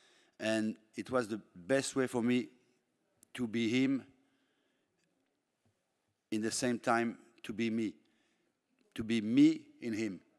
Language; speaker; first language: English; non-native, fluent; French